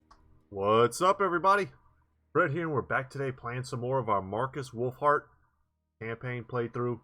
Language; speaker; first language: English; native; English